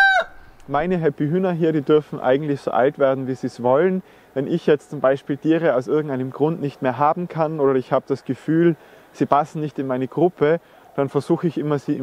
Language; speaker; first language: German; native; German